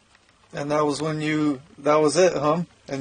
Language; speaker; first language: English; native; English